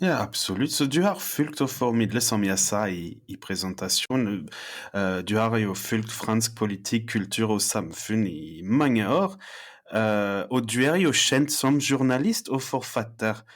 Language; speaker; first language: Norwegian; non-native, fluent; French